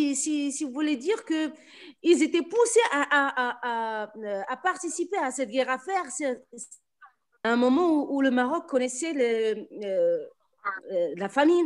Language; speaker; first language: French; non-native, local second language; Arabic